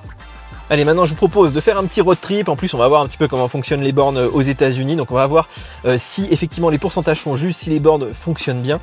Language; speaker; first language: French; native; French